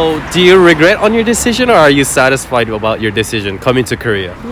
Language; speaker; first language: English; non-native, fluent; Korean